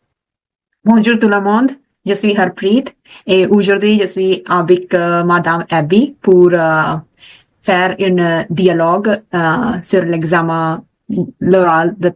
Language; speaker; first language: French; non-native, learner; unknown